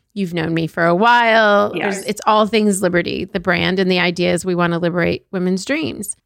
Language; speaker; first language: English; early bilingual, other home language; Arabic